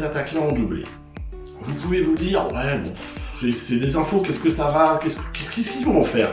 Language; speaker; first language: French; native; French